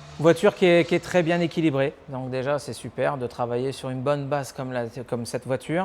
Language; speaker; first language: French; native; French